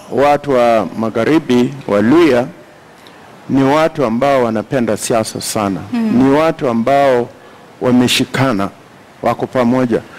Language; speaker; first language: Swahili; non-native, local second language; Luyia